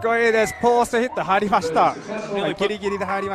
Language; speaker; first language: Japanese; non-native, learner; English